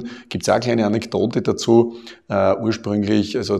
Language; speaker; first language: German; native; German